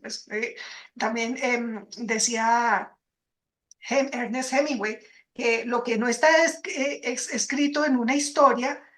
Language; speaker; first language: Spanish; native; Spanish